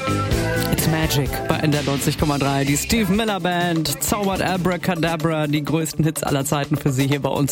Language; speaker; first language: German; native; German